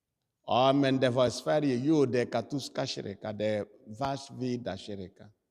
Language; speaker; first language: Swedish; non-native, fluent; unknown